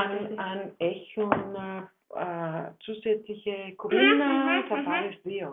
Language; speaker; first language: Greek; non-native, learner; German